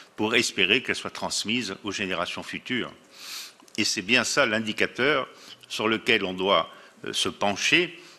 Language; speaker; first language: French; native; French